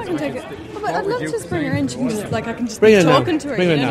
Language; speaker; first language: English; native; English